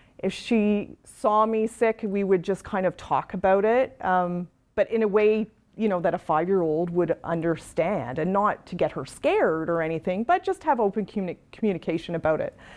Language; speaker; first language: English; native; English